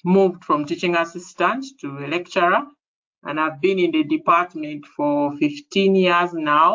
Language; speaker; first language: English; non-native, local second language; Ganda